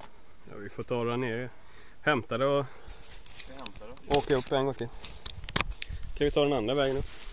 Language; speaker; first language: Swedish; native; Swedish